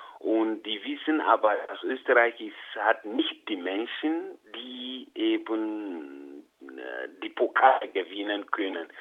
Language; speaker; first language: German; non-native, fluent; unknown